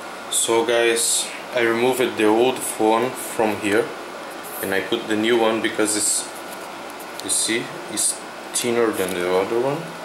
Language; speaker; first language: English; non-native, fluent; Portuguese